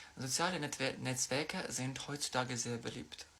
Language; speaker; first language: German; non-native, fluent; Ukrainian